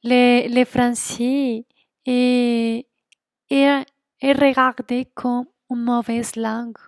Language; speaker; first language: French; non-native, fluent; Spanish